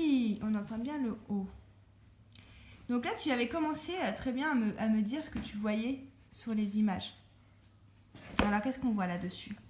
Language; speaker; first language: French; native; French